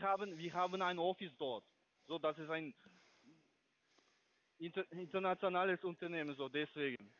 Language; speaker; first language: German; non-native, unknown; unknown